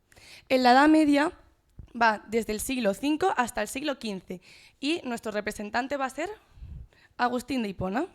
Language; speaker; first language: Spanish; native; Spanish